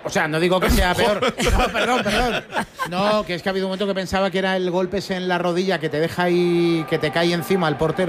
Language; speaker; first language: Spanish; native; Spanish